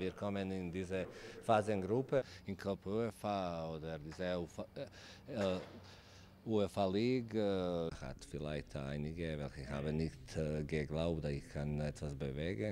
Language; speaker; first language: German; non-native, fluent; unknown